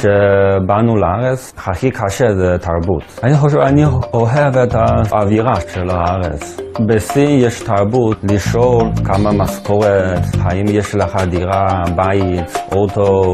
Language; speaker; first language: Hebrew; non-native, fluent; Chinese